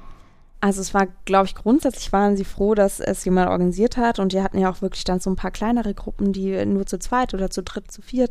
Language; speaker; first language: German; native; German